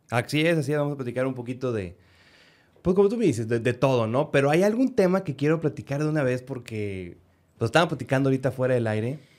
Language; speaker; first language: Spanish; native; Spanish